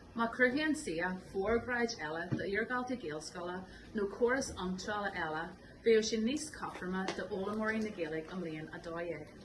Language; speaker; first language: Irish; non-native, local second language; English